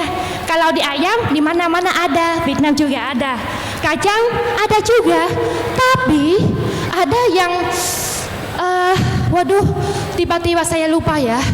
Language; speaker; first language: Indonesian; non-native, learner; Vietnamese